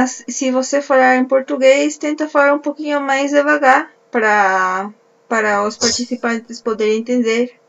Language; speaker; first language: Portuguese; non-native, fluent; Spanish